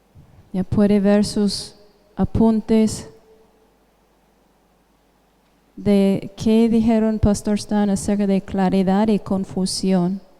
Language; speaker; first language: Spanish; non-native, fluent; English